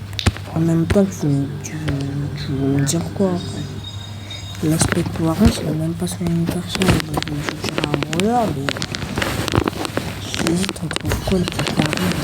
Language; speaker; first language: French; native; French